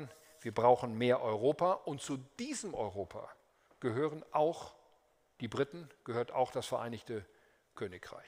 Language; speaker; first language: German; native; German